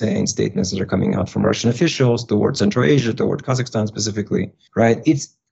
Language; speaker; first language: English; non-native, fluent; Russian